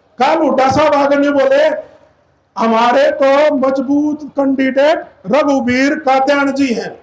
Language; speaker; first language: Hindi; native; Hindi